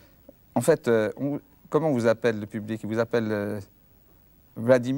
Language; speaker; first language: French; native; French